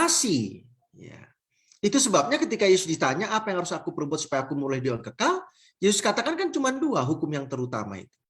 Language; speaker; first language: Indonesian; native; Indonesian